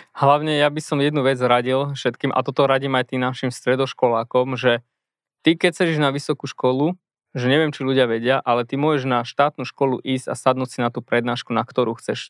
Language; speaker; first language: Slovak; native; Slovak